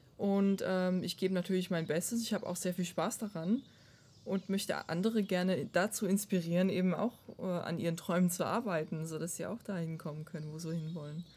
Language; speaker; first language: German; non-native, fluent; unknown